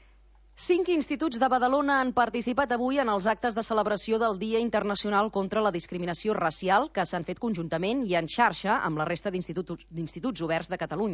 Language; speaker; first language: Catalan; native; Catalan